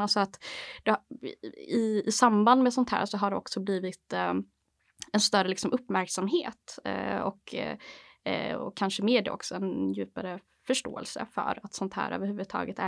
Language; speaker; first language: Swedish; native; Swedish